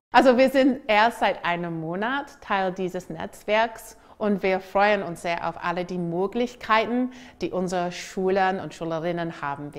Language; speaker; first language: German; non-native, fluent; English